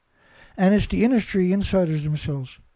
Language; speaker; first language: English; native; English